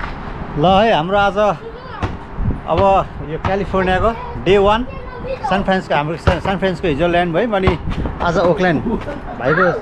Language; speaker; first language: Nepali; native; Nepali